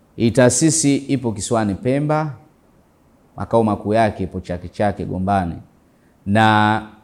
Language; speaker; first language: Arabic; non-native, fluent; Swahili